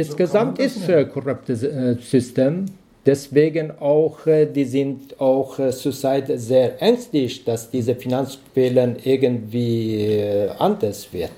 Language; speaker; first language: German; non-native, learner; Persian